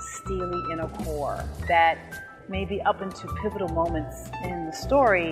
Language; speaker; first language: English; native; English